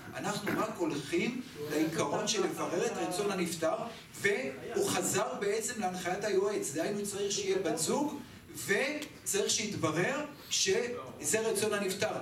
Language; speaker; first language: Hebrew; native; Hebrew